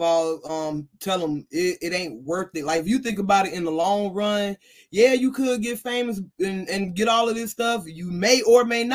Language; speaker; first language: English; native; English